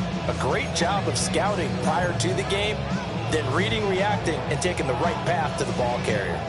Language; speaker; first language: English; native; English